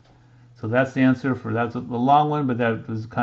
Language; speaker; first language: English; native; English